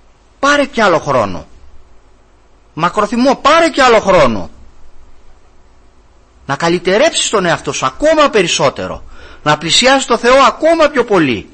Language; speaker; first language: Greek; native; Greek